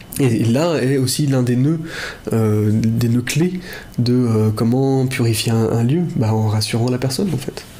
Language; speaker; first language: French; native; French